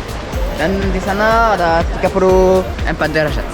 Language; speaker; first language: Indonesian; non-native, learner; French